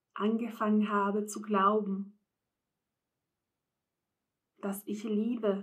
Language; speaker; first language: German; non-native, fluent; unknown